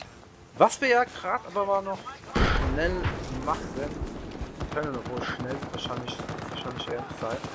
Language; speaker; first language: German; native; German